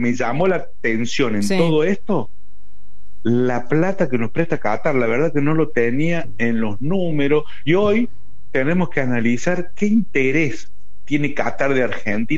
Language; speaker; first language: Spanish; native; Spanish